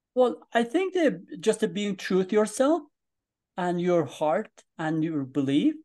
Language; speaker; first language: English; non-native, fluent; Persian